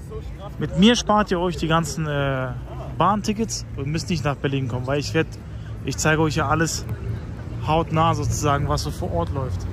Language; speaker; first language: German; native; German